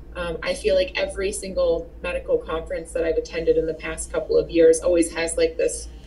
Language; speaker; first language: English; native; English